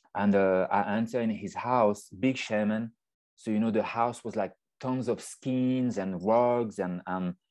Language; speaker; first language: English; non-native, fluent; French